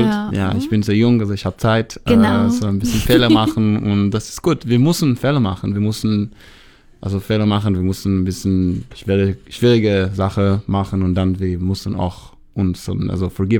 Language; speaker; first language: German; non-native, learner; Hebrew